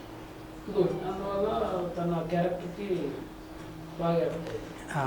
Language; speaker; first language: Telugu; native; Telugu